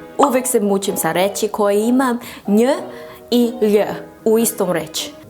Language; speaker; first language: Croatian; non-native, learner; English